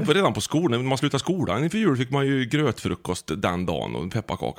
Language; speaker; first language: Swedish; native; Swedish